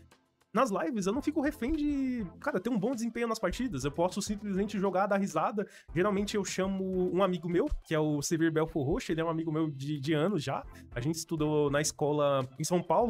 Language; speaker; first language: Portuguese; native; Portuguese